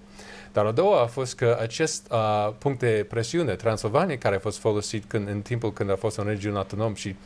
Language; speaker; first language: Romanian; non-native, learner; English